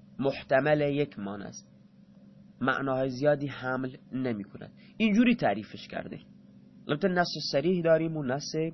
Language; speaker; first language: Persian; non-native, local second language; Baluchi